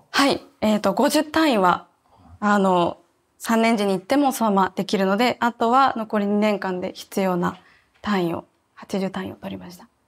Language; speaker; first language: Japanese; native; Japanese